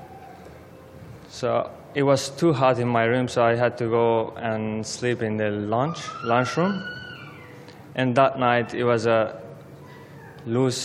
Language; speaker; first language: English; non-native, learner; Armenian